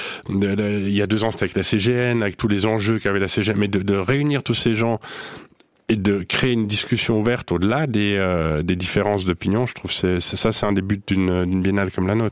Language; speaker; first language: French; non-native, local second language; Swiss German